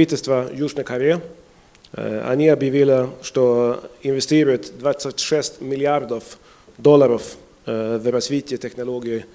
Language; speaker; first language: Russian; non-native, fluent; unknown